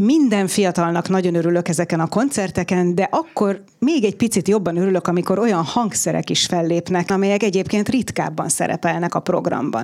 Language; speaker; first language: Hungarian; native; Hungarian